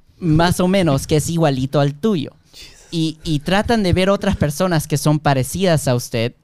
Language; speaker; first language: Spanish; early bilingual, heritage; Spanish